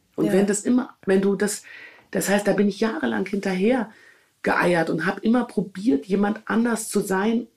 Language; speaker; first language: German; native; German